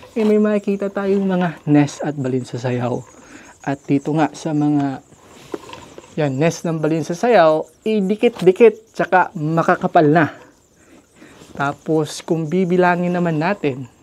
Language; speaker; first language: Filipino; non-native, local second language; Masbatenyo